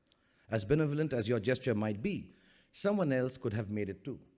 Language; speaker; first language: English; non-native, local second language; Hindi